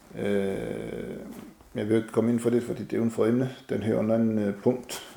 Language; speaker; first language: Danish; non-native, fluent; Arabic